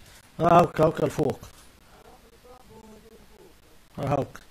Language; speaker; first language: Arabic; native; Arabic